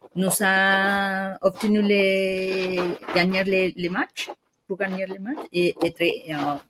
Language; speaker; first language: French; non-native, fluent; Spanish